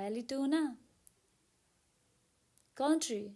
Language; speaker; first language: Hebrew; non-native, learner; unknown